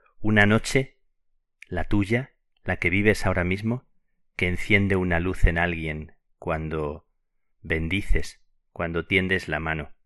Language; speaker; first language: Spanish; native; Spanish